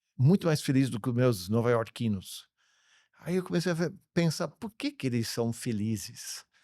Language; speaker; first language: Portuguese; early bilingual, other home language; English